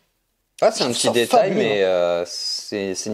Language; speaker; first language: French; native; French